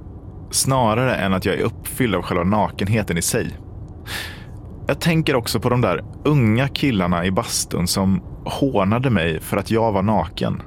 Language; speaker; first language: Swedish; native; Swedish